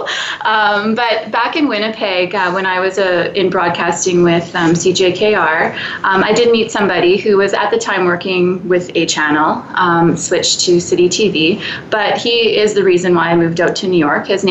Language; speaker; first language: English; native; English